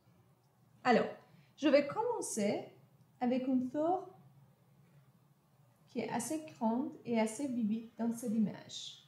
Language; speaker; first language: French; non-native, fluent; Persian